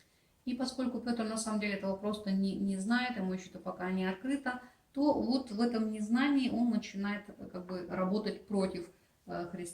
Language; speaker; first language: Russian; native; Russian